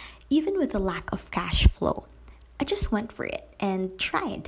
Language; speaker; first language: English; non-native, local second language; Kinaray-a